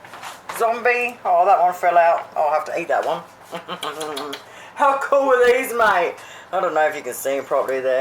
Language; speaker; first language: English; native; English